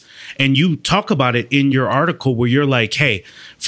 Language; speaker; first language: English; native; English